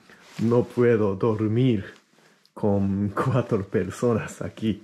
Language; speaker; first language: Spanish; non-native, fluent; Japanese